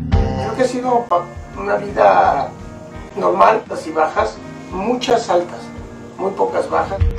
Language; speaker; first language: Spanish; native; Spanish